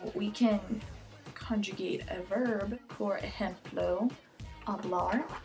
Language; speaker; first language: Spanish; non-native, learner; English